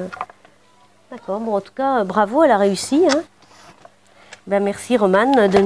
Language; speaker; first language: French; native; French